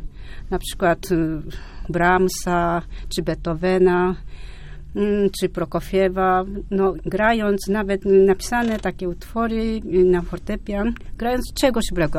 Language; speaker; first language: Polish; non-native, fluent; Japanese